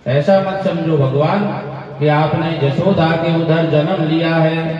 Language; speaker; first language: Hindi; non-native, local second language; Gujarati